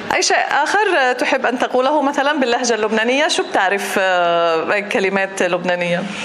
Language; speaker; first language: Arabic; native; Arabic